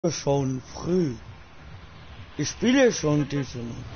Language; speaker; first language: German; non-native, learner; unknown